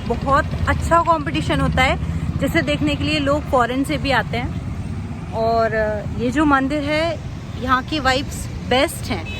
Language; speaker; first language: Hindi; native; Hindi